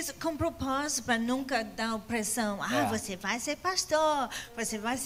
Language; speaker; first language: Portuguese; non-native, fluent; English